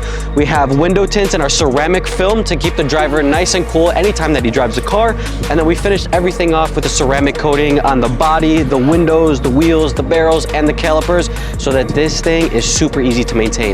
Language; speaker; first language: English; native; English